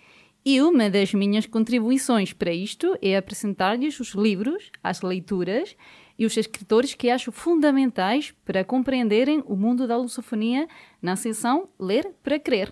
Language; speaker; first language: Portuguese; native; Portuguese